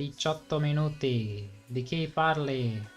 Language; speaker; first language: Italian; non-native, fluent; English